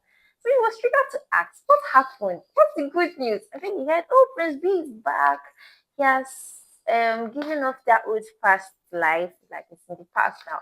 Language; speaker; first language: English; non-native, local second language; Igbo